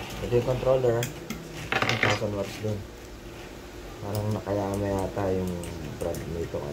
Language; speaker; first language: Filipino; native; Filipino